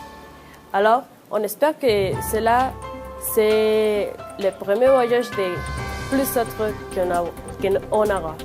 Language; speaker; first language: French; non-native, learner; Spanish